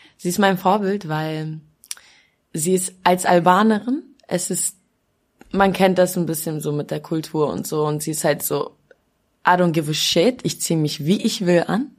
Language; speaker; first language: German; early bilingual, other home language; Albanian